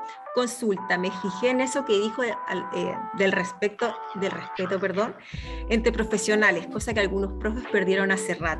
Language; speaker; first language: Spanish; native; Spanish